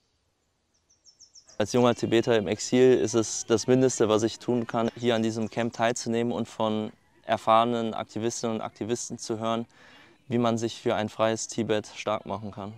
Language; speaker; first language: German; early bilingual, other home language; Tibetan